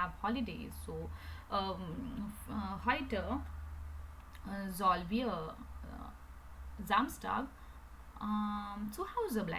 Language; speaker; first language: German; non-native, learner; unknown